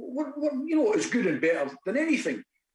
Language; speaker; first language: English; native; English